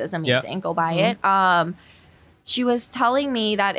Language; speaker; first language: English; non-native, fluent; Korean